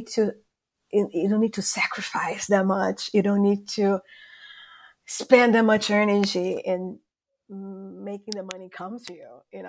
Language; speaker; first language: English; non-native, fluent; Portuguese